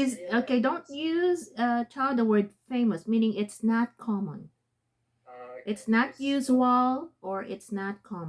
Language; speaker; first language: English; non-native, fluent; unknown